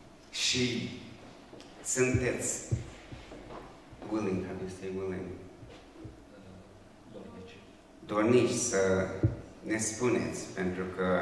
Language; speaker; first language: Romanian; non-native, local second language; Hungarian